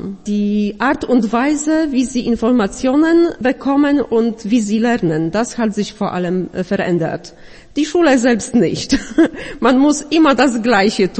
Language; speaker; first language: German; non-native, fluent; Polish